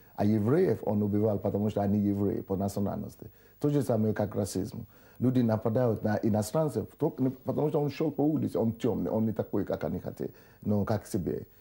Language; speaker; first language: Russian; non-native, fluent; Yoruba